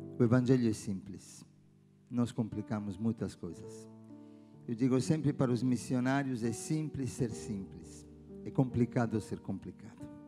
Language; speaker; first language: Portuguese; non-native, fluent; Italian